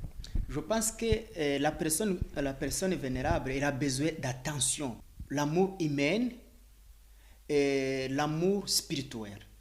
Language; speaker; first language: French; non-native, learner; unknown